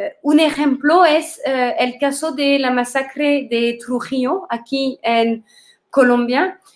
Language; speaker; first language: Spanish; non-native, fluent; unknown